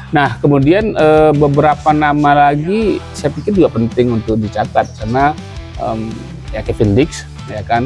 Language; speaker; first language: Indonesian; native; Indonesian